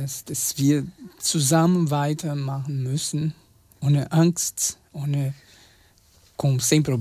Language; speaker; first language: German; non-native, learner; Portuguese